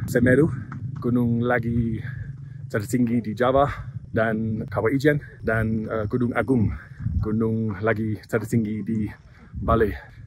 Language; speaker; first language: Indonesian; non-native, learner; English